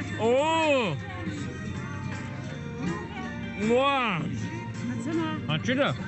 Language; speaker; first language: Chinese; non-native, fluent; English